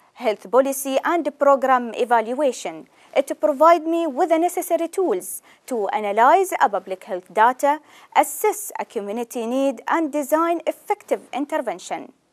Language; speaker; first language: English; non-native, fluent; Arabic